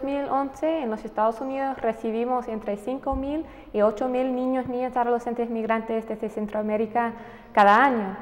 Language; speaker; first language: Spanish; non-native, fluent; English